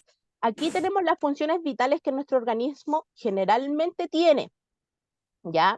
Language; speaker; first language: Spanish; native; Spanish